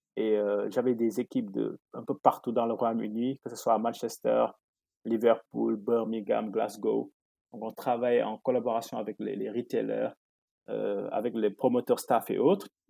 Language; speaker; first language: French; non-native, local second language; Wolof